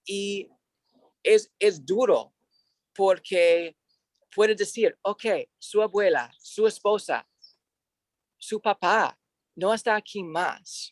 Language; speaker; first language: Spanish; non-native, learner; English